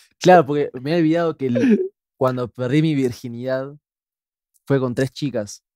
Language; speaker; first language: Spanish; native; Spanish